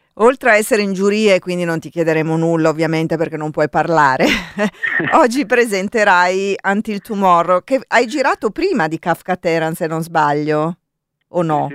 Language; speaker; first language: Italian; native; Italian